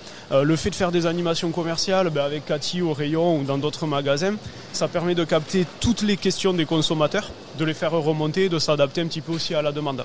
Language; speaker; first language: French; native; French